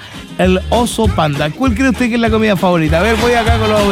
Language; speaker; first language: Spanish; native; Spanish